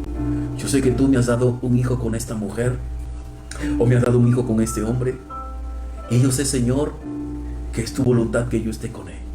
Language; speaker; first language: Spanish; native; Spanish